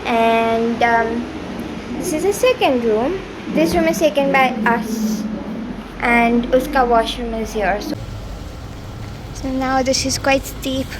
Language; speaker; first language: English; non-native, local second language; Hindi